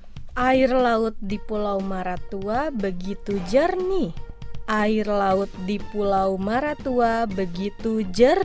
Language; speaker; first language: Indonesian; non-native, learner; Arabic